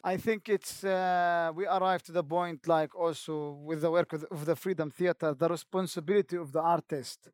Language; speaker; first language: English; non-native, fluent; Arabic